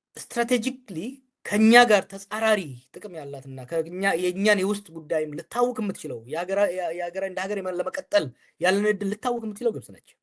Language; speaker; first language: Amharic; non-native, local second language; Oromo